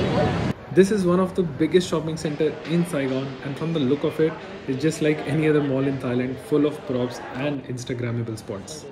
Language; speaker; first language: English; non-native, local second language; Hindi